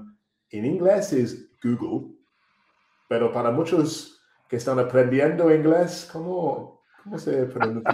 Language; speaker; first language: Spanish; non-native, fluent; English